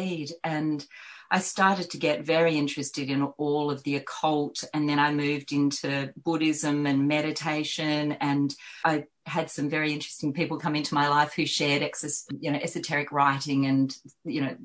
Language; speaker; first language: English; native; English